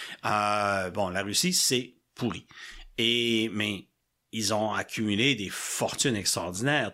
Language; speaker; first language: French; native; French